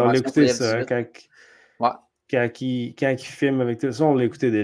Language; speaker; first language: French; native; French